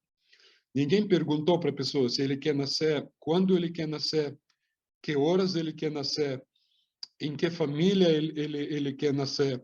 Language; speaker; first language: Portuguese; non-native, fluent; Hebrew